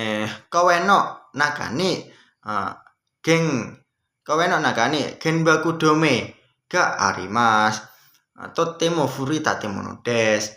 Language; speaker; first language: Japanese; non-native, learner; Indonesian